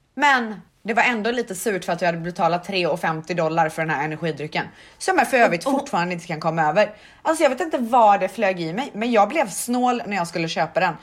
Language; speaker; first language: Swedish; native; Swedish